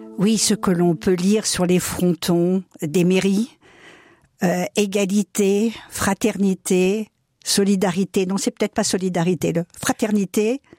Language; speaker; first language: French; native; French